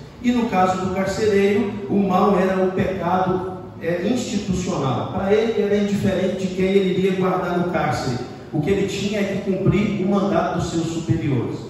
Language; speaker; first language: Portuguese; native; Portuguese